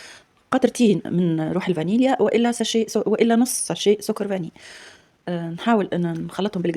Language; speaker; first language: Arabic; native; Arabic